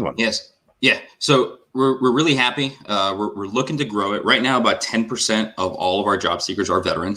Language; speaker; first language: English; native; English